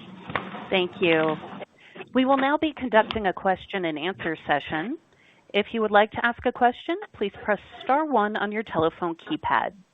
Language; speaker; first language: English; native; English